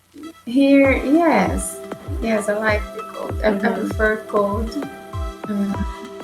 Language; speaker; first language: English; non-native, learner; Portuguese